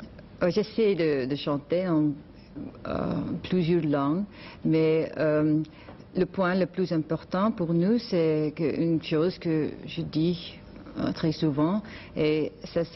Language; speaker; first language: French; non-native, learner; English